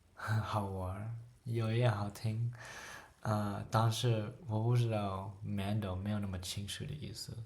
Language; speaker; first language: Chinese; non-native, learner; English